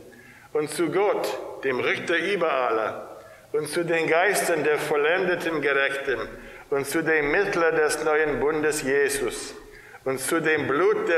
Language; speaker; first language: German; non-native, fluent; English